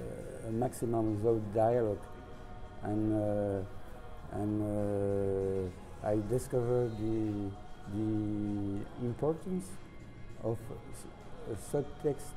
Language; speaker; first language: English; non-native, learner; French